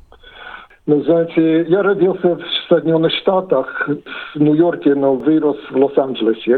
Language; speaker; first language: Russian; non-native, fluent; English